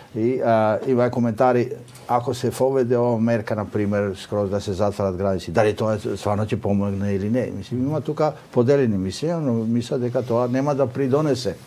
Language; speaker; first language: Macedonian; non-native, local second language; Albanian